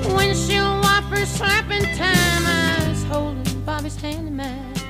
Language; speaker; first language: French; native; French